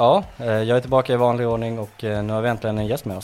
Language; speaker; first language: Swedish; native; Swedish